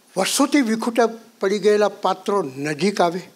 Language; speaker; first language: Gujarati; native; Gujarati